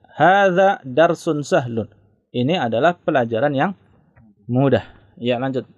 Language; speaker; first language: Indonesian; native; Indonesian